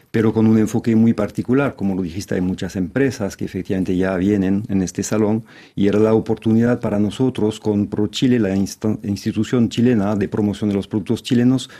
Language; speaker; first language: Spanish; non-native, fluent; French